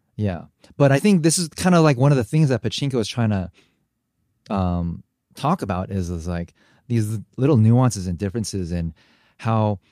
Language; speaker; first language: English; early bilingual, other home language; Korean